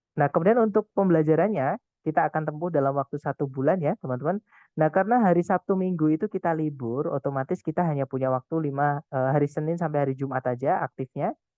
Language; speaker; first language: Indonesian; non-native, local second language; Javanese